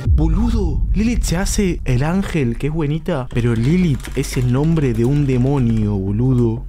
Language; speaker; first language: Spanish; early bilingual, other home language; Chinese